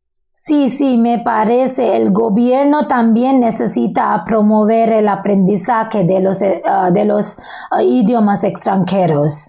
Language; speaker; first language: Spanish; non-native, learner; Bangla